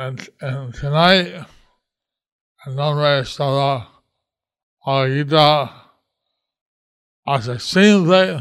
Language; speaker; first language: Spanish; non-native, learner; English